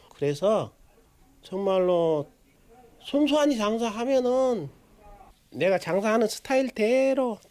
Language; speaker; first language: Korean; native; Korean